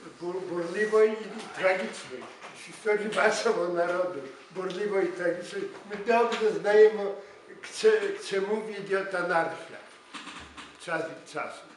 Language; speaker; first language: Polish; non-native, learner; Ukrainian